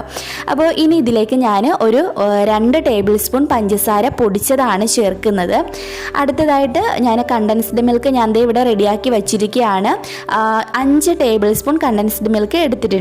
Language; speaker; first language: Malayalam; native; Malayalam